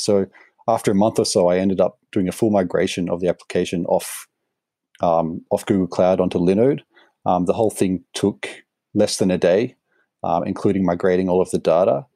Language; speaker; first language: English; native; English